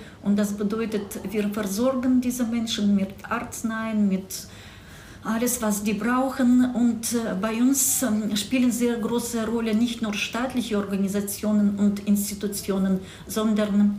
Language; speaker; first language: German; non-native, fluent; Russian